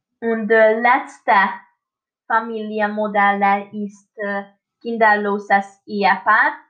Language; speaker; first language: German; non-native, learner; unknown